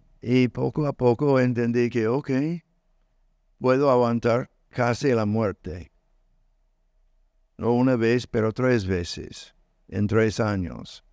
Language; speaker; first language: Spanish; non-native, learner; English